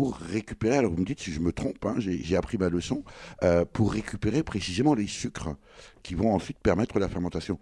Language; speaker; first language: French; native; French